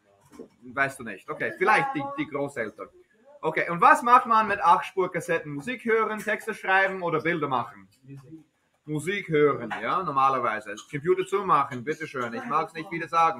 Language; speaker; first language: German; non-native, fluent; English